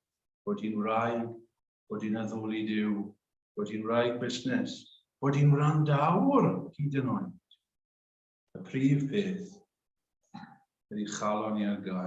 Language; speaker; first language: Welsh; native; Welsh